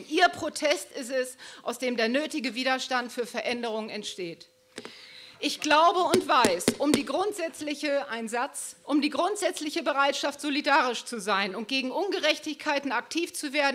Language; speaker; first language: German; native; German